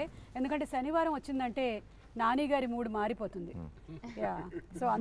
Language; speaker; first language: Telugu; native; Telugu